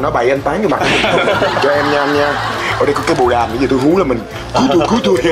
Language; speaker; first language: Vietnamese; native; Vietnamese